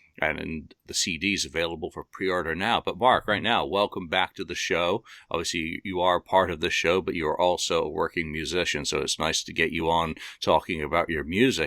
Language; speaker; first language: English; native; English